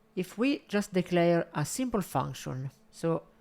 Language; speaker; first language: English; non-native, fluent; Italian